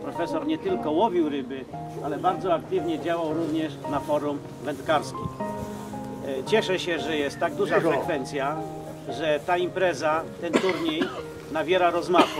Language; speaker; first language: Polish; native; Polish